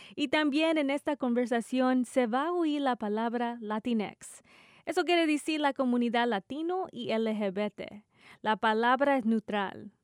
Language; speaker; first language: Spanish; early bilingual, heritage; Spanish